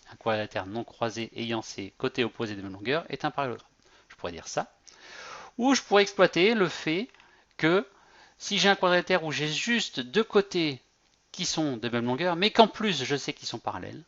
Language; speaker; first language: French; native; French